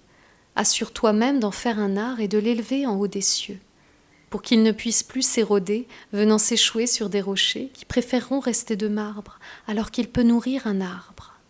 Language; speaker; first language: French; native; French